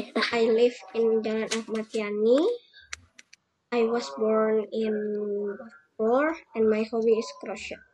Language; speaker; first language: English; non-native, learner; Indonesian